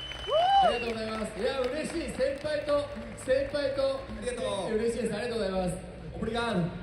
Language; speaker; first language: Japanese; native; Japanese